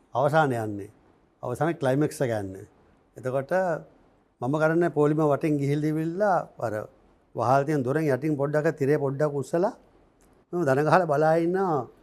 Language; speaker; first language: Sinhala; native; Sinhala